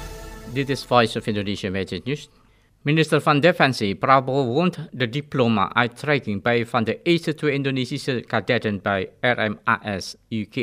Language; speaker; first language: Dutch; non-native, fluent; Indonesian